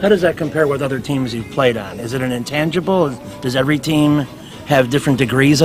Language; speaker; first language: English; native; English